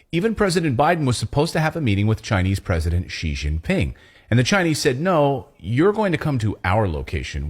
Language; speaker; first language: English; native; English